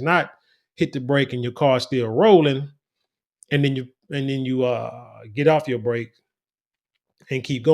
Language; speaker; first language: English; native; English